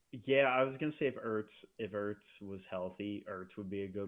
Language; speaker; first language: English; native; English